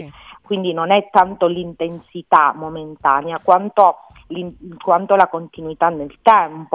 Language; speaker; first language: Italian; native; Italian